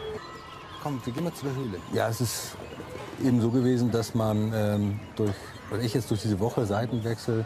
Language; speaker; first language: German; native; German